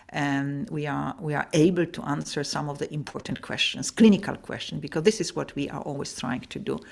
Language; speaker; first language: English; non-native, fluent; Polish